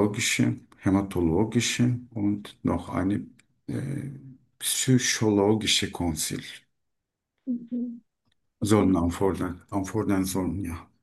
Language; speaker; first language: German; non-native, learner; Turkish